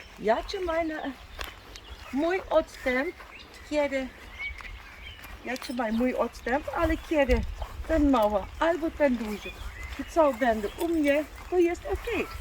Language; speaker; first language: Polish; non-native, learner; Dutch